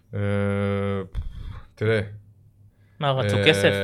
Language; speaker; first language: Hebrew; non-native, fluent; Croatian